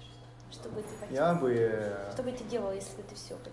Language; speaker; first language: Russian; native; Russian